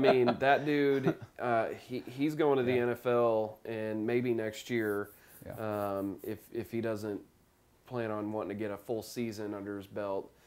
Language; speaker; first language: English; native; English